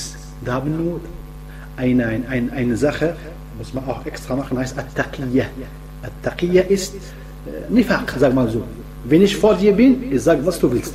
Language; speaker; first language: German; non-native, fluent; Arabic